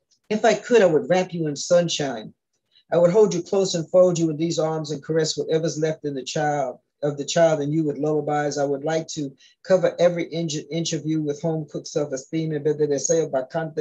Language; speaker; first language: English; early bilingual, other home language; Spanish